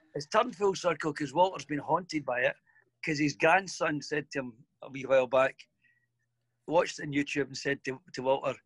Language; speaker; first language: English; native; English